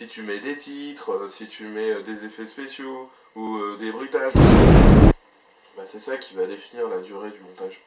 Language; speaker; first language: French; native; French